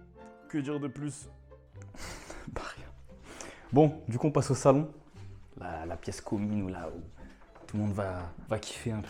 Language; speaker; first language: French; native; French